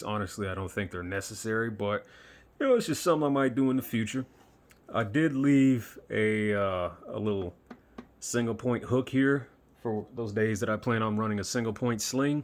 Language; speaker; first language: English; native; English